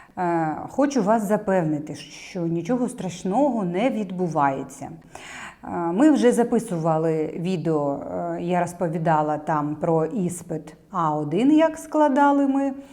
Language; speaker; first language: Ukrainian; non-native, local second language; Russian